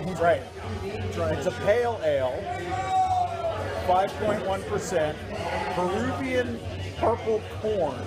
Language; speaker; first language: English; native; English